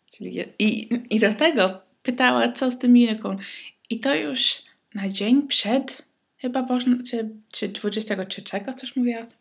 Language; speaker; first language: Polish; early bilingual, heritage; Polish